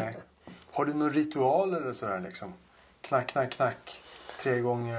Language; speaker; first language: Swedish; native; Swedish